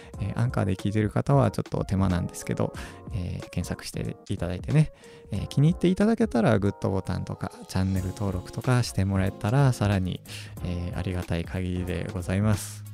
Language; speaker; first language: Japanese; native; Japanese